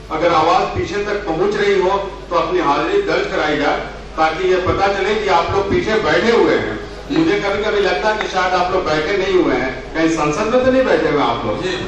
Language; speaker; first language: Urdu; native; Urdu